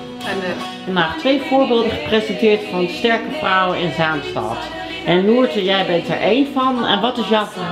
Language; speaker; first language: Dutch; native; Dutch